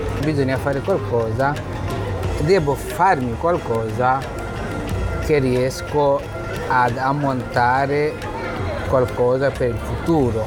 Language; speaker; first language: Italian; non-native, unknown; Bangla